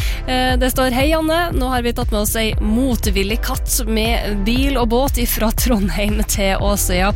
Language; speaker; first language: Norwegian; native; Norwegian